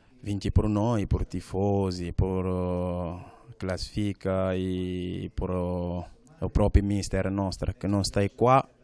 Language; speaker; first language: Italian; non-native, learner; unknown